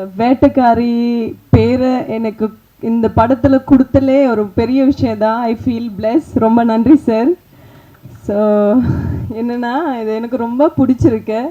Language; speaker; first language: Tamil; non-native, learner; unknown